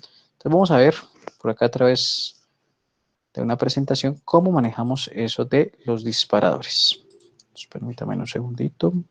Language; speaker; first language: Spanish; native; Spanish